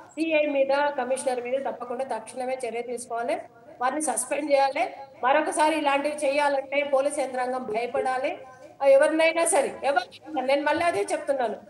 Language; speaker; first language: Telugu; native; Telugu